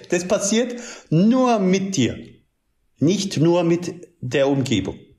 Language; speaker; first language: German; early bilingual, other home language; Turkish